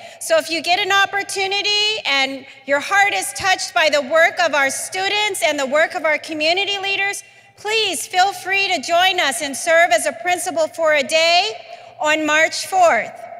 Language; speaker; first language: English; native; English